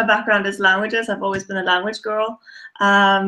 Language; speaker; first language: English; non-native, fluent; German